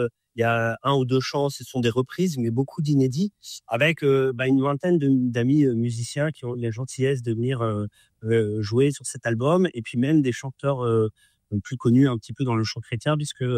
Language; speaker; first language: French; native; French